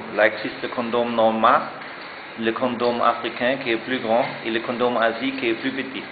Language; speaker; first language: French; non-native, learner; German